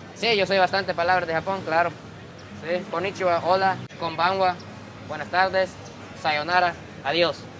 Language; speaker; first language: Spanish; non-native, fluent; Japanese